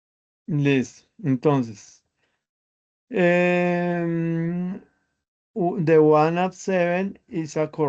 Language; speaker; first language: English; non-native, learner; Spanish